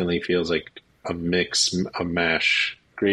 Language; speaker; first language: English; native; English